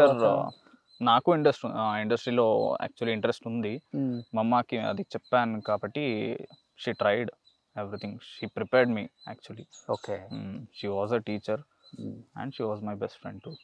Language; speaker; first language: Telugu; non-native, learner; Kannada